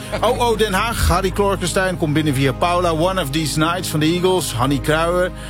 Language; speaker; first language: Dutch; native; Dutch